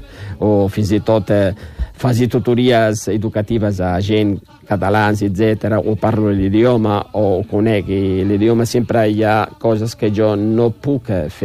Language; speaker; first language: Catalan; non-native, fluent; Riffian